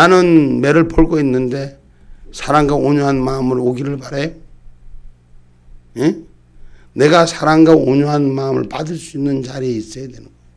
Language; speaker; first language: Korean; native; Korean